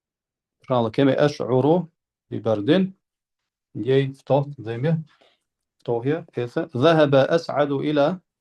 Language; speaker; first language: Arabic; non-native, fluent; Albanian